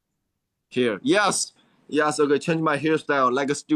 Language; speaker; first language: English; non-native, learner; Chinese